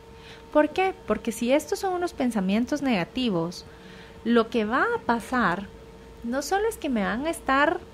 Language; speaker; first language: Spanish; native; Spanish